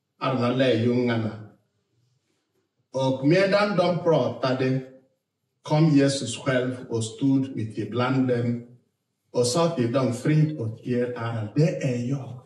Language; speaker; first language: Swedish; non-native, fluent; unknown